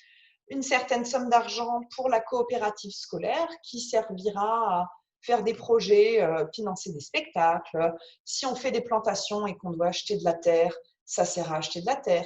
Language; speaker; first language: French; native; French